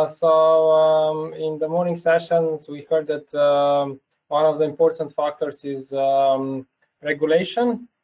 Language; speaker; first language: English; non-native, fluent; Slovenian